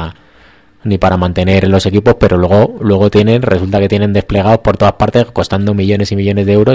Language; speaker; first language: Spanish; native; Spanish